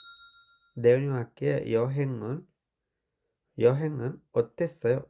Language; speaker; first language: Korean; non-native, fluent; Sinhala